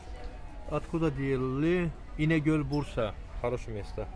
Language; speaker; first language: Russian; non-native, learner; Turkish